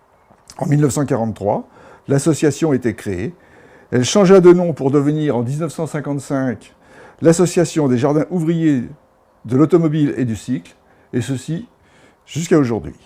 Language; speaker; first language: French; native; French